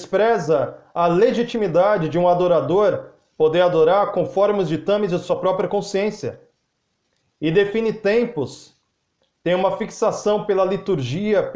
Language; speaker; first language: Portuguese; native; Portuguese